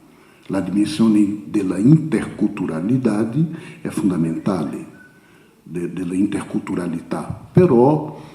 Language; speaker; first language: Italian; non-native, fluent; Portuguese